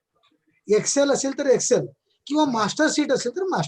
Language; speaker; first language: Marathi; non-native, local second language; Kannada